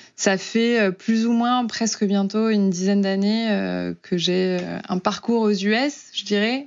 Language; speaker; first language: French; native; French